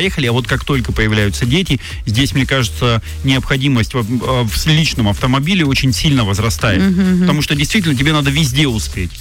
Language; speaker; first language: Russian; native; Russian